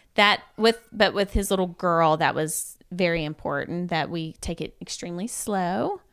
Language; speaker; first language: English; native; English